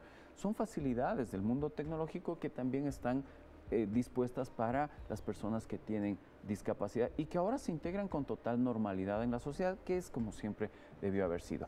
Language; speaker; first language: Spanish; native; Spanish